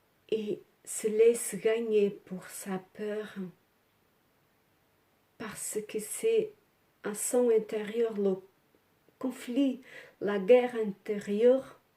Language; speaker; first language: French; non-native, learner; Portuguese